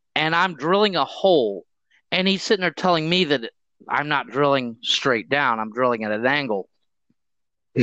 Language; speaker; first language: English; native; English